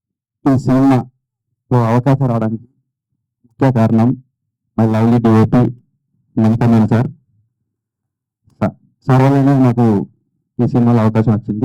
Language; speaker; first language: Telugu; native; Telugu